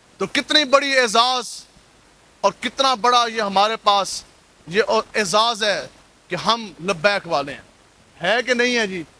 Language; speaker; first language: Urdu; non-native, local second language; Punjabi